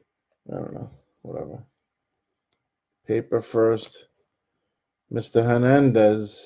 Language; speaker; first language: English; native; English